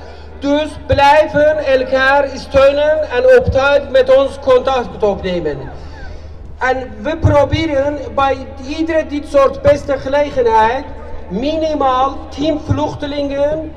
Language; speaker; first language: Dutch; non-native, fluent; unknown